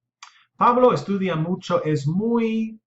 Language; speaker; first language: Spanish; non-native, fluent; English